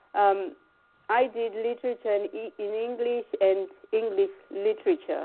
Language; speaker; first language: English; non-native, local second language; Shona